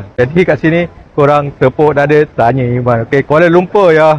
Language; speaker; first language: Malay; native; Malay